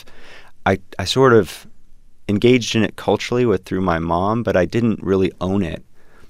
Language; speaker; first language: English; native; English